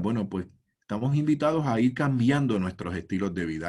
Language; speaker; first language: Spanish; native; Spanish